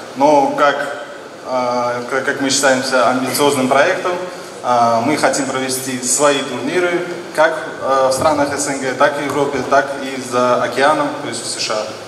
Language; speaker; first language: Russian; non-native, local second language; Uzbek